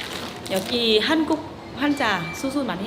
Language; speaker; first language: Korean; non-native, learner; Vietnamese